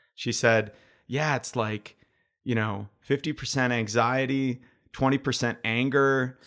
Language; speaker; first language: English; native; English